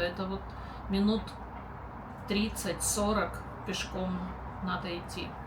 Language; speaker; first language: Russian; native; Russian